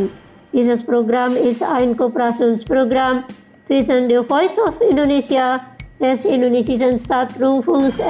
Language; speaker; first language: German; non-native, learner; Indonesian